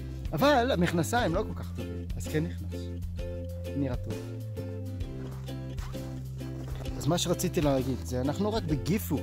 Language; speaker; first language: Hebrew; non-native, fluent; Japanese